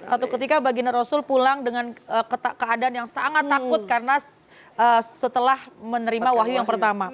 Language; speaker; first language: Indonesian; native; Indonesian